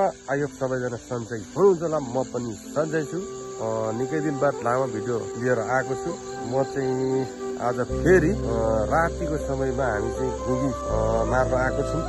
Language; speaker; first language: Nepali; native; Nepali